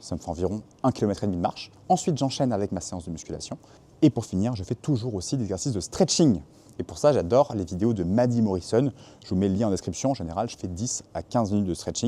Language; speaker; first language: French; native; French